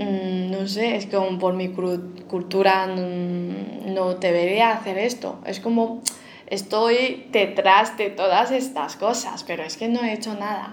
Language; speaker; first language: Spanish; non-native, fluent; Chinese